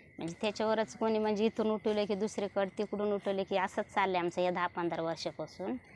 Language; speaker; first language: Marathi; native; Marathi